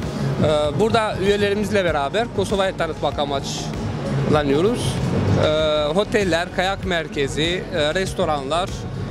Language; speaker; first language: Turkish; non-native, fluent; Albanian